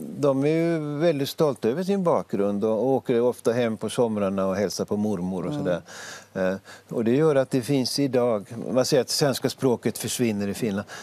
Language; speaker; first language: Swedish; native; Swedish